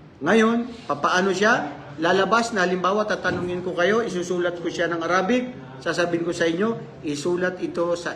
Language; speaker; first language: Filipino; non-native, local second language; Maranao